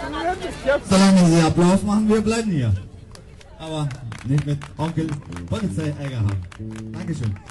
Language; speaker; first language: German; non-native, learner; Turkish